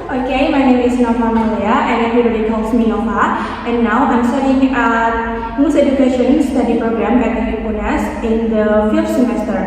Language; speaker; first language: English; non-native, fluent; Indonesian